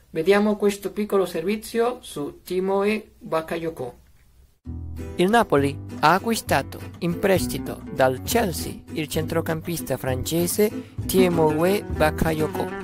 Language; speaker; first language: Italian; non-native, fluent; Spanish